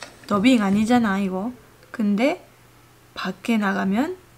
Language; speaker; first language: Korean; non-native, fluent; French